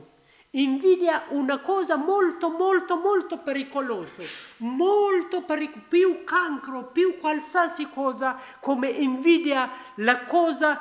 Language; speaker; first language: Italian; non-native, learner; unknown